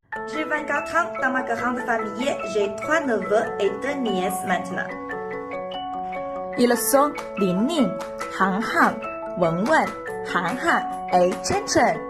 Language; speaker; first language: French; non-native, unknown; Chinese